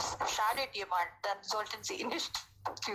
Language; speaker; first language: German; non-native, learner; Hindi